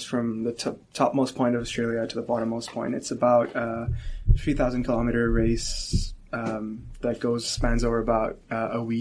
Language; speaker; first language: English; non-native, local second language; Hindi